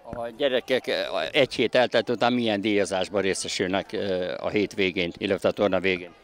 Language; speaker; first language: Hungarian; native; Hungarian